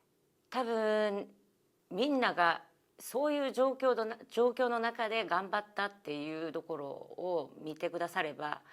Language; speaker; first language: Japanese; non-native, fluent; Korean